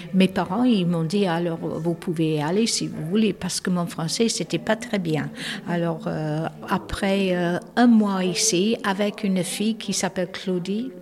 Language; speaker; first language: French; non-native, fluent; English